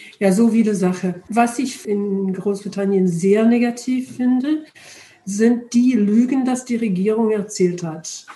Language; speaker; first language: German; non-native, learner; English